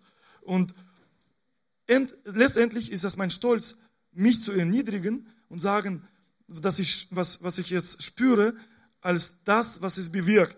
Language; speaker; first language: German; non-native, fluent; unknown